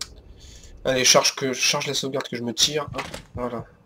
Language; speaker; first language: French; native; French